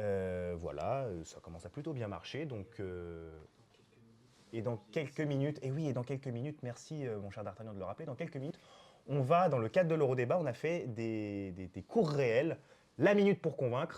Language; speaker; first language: French; native; French